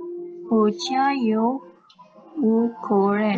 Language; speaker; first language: Chinese; non-native, learner; Indonesian